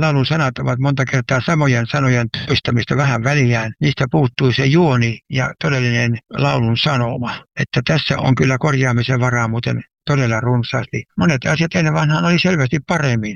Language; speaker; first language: Finnish; native; Finnish